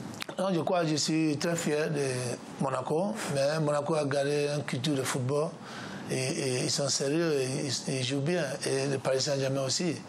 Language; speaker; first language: French; non-native, learner; English